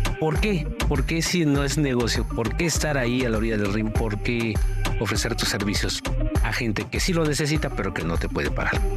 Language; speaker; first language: Spanish; native; Spanish